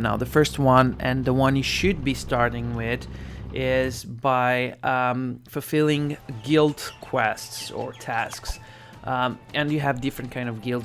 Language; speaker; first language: English; non-native, fluent; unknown